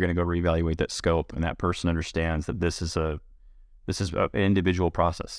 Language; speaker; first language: English; native; English